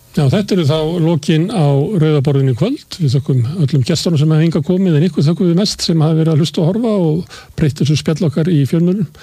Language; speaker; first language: Icelandic; native; Icelandic